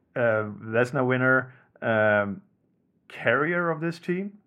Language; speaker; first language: English; non-native, fluent; Swedish